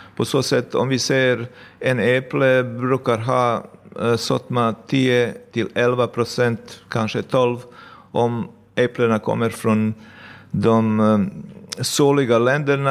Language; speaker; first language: Swedish; non-native, fluent; Bosnian